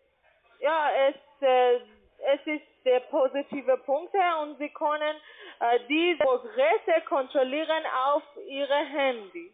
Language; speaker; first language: German; non-native, learner; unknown